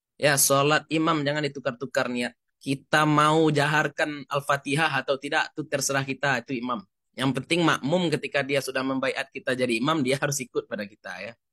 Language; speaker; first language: Indonesian; non-native, local second language; Minangkabau